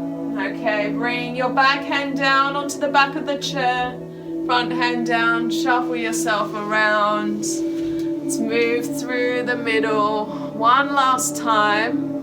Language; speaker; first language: English; native; English